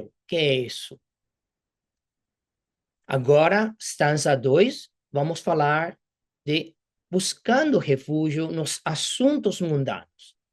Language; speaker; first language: Portuguese; non-native, fluent; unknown